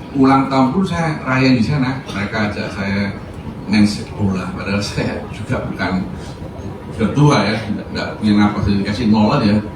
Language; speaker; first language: Indonesian; native; Indonesian